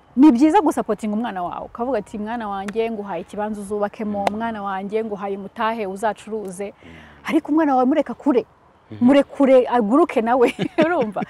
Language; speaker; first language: Kinyarwanda; early bilingual, heritage; Kinyarwanda